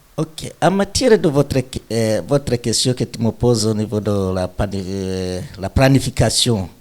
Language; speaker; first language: French; non-native, local second language; Rundi